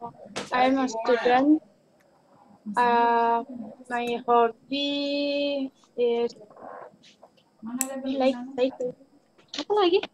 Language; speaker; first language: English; non-native, learner; Indonesian